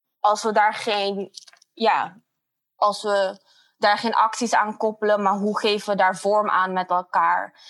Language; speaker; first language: Dutch; non-native, fluent; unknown